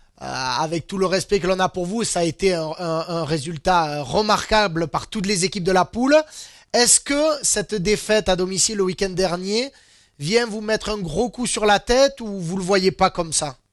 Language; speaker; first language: French; native; French